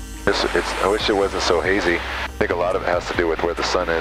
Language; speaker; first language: English; native; English